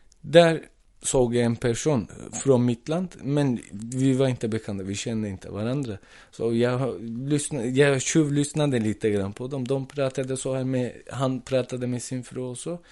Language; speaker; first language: Swedish; non-native, fluent; Turkish